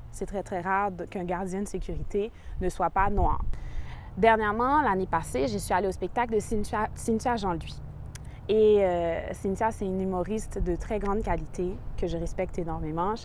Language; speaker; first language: French; native; French